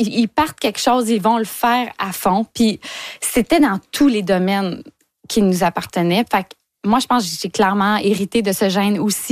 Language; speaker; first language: French; native; French